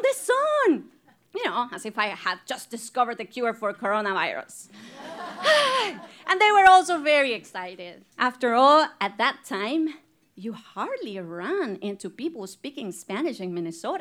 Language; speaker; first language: English; non-native, fluent; Spanish